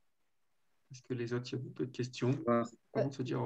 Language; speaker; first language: French; native; French